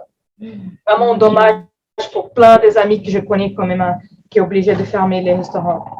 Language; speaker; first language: French; non-native, fluent; Portuguese